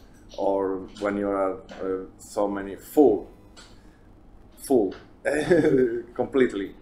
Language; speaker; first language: English; non-native, learner; Italian